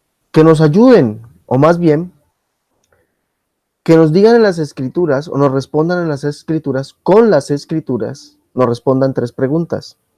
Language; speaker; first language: Spanish; native; Spanish